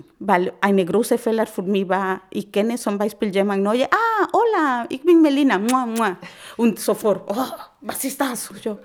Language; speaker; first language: German; non-native, learner; Spanish